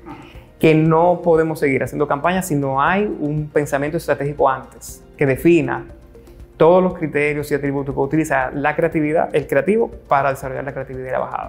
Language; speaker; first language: Spanish; native; Spanish